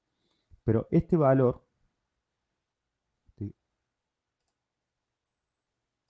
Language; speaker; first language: Spanish; native; Spanish